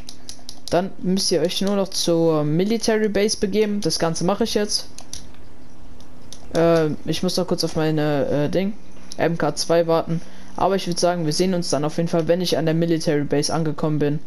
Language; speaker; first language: German; native; German